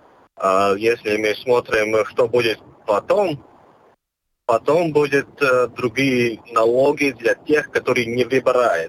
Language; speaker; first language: Russian; non-native, local second language; Latvian